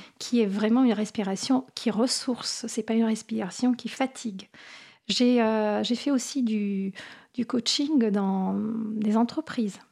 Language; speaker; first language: French; non-native, fluent; Italian